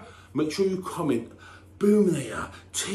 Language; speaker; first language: English; native; English